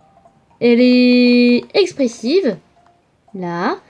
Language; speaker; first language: French; native; French